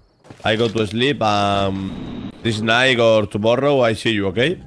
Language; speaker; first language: English; non-native, learner; Spanish